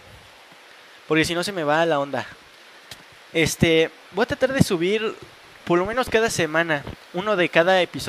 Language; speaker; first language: Spanish; native; Spanish